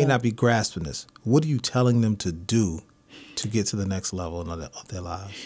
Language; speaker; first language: English; native; English